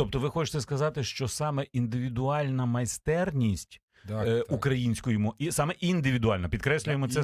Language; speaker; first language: Ukrainian; native; Ukrainian